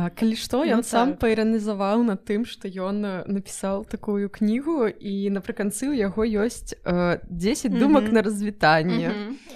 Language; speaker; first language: Belarusian; non-native, local second language; Russian